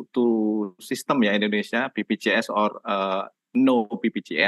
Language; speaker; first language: English; non-native, learner; Indonesian